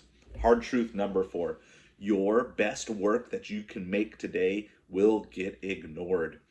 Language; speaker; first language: English; native; English